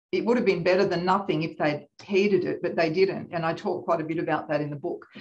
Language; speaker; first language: English; native; English